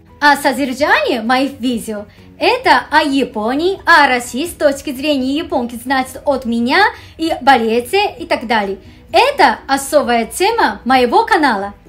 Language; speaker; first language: Russian; non-native, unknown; Japanese